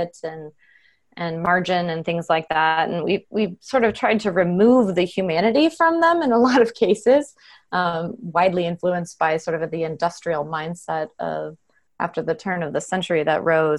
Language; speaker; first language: English; native; English